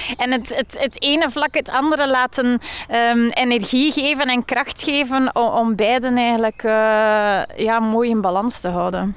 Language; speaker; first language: Dutch; native; Dutch